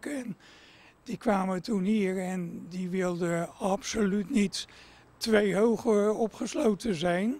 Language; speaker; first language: Dutch; native; Dutch